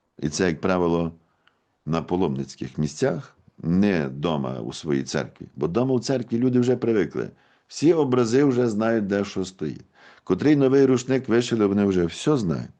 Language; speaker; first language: Ukrainian; native; Ukrainian